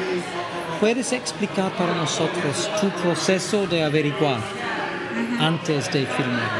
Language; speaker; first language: Spanish; non-native, fluent; English